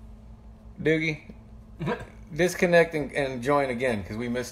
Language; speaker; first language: English; native; English